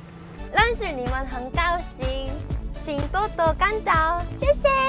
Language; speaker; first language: Chinese; non-native, learner; Korean